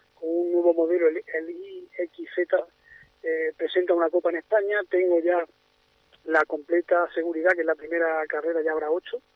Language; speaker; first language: Spanish; native; Spanish